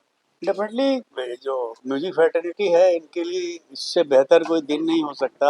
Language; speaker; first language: Hindi; native; Hindi